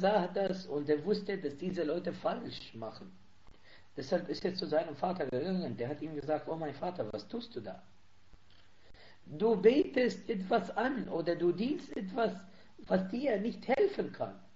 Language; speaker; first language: German; non-native, fluent; Arabic